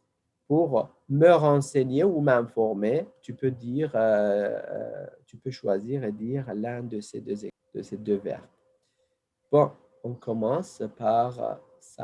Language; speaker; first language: French; non-native, fluent; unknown